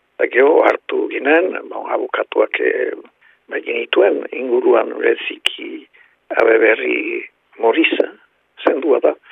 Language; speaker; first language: Basque; native; Basque